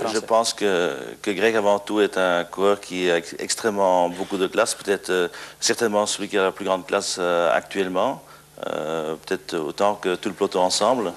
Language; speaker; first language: French; non-native, local second language; Dutch